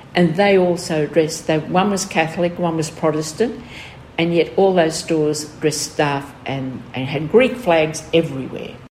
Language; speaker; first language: English; early bilingual, other home language; Greek